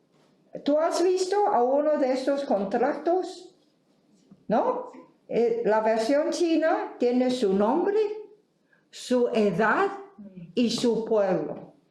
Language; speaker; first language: Spanish; non-native, fluent; Chinese